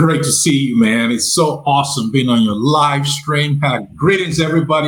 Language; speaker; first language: English; non-native, local second language; Yoruba